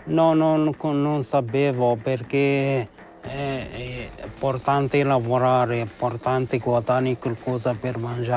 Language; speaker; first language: Italian; non-native, learner; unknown